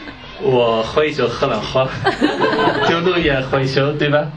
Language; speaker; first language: Chinese; non-native, learner; Dutch